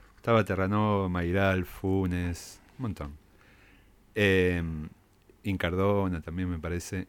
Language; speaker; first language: Spanish; native; Spanish